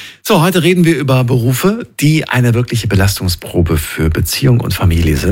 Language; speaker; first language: German; native; German